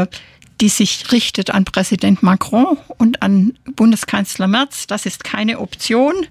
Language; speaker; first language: German; native; German